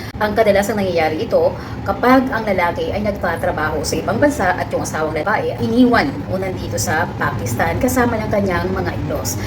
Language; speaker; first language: Filipino; native; Filipino